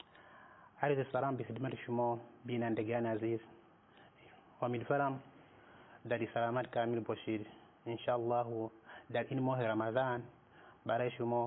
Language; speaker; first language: Persian; non-native, fluent; Nyanja